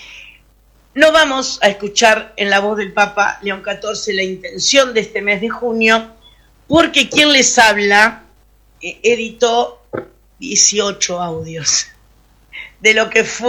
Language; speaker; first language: Spanish; native; Spanish